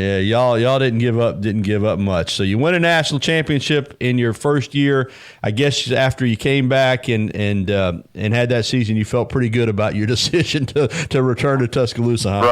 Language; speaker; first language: English; native; English